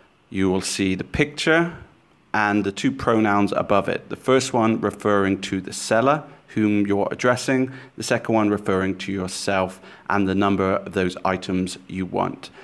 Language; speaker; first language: English; native; English